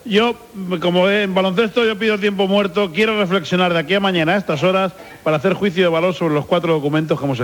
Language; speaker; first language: Spanish; native; Spanish